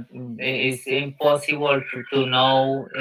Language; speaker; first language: English; non-native, learner; Spanish